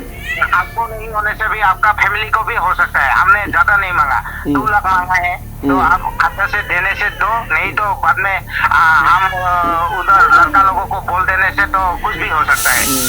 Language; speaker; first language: Hindi; non-native, local second language; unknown